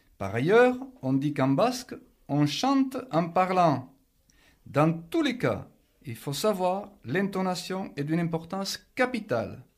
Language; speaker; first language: French; native; French